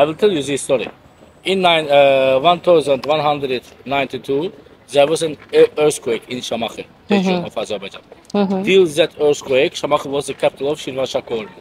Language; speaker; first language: English; non-native, learner; Azerbaijani